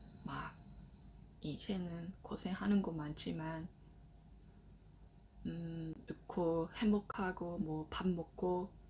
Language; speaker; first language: Korean; non-native, learner; Japanese